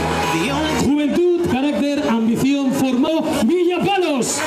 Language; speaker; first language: Spanish; native; Spanish